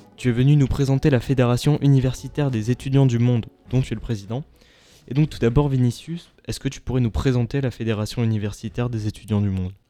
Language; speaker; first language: French; native; French